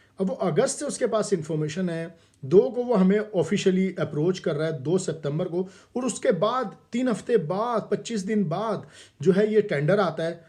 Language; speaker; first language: Urdu; native; Urdu